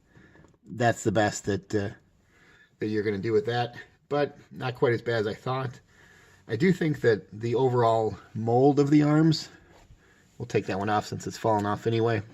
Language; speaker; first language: English; native; English